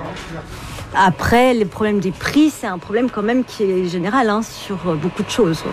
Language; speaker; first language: French; native; French